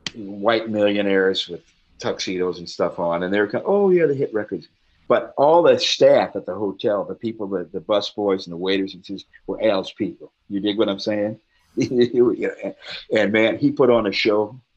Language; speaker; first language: English; native; English